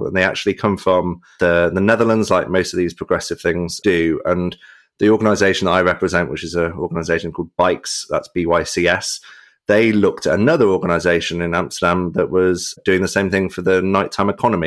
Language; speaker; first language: English; native; English